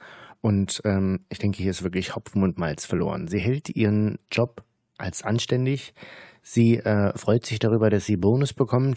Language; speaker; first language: German; native; German